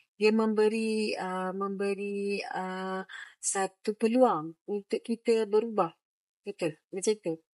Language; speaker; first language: Malay; native; Malay